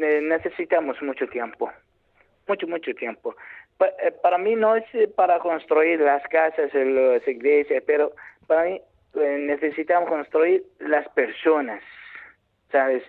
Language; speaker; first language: Spanish; non-native, learner; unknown